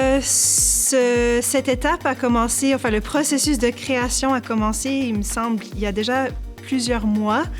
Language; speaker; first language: French; native; French